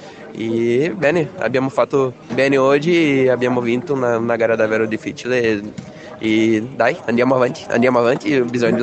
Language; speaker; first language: Italian; non-native, fluent; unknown